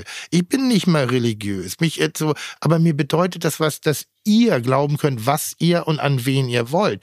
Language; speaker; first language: German; native; German